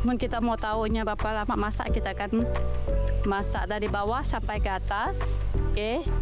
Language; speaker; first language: Malay; non-native, local second language; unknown